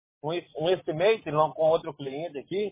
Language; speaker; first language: Spanish; non-native, learner; Portuguese